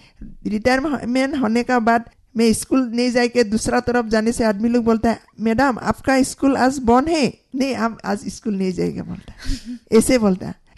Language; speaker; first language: Hindi; non-native, local second language; Assamese